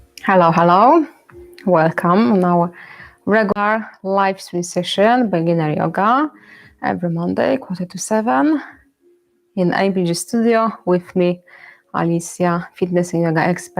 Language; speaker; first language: English; non-native, fluent; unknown